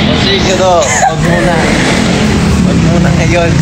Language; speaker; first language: Japanese; early bilingual, other home language; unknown